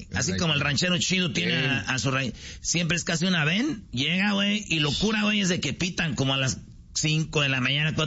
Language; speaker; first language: Spanish; native; Spanish